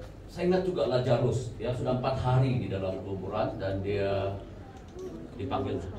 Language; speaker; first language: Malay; non-native, local second language; Chinese